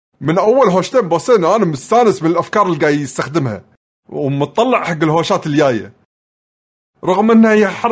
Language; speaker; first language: Arabic; native; Arabic